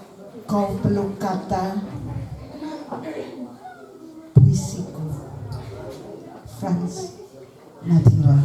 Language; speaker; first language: Indonesian; native; Indonesian